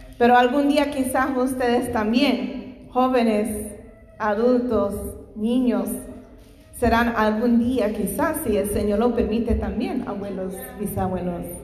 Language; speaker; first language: Spanish; non-native, fluent; English